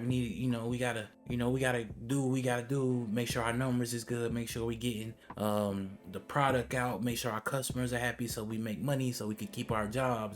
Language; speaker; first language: English; native; English